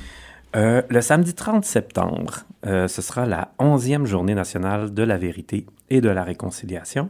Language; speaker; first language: French; native; French